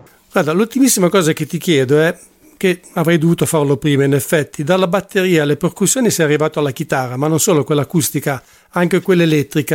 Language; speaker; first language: Italian; native; Italian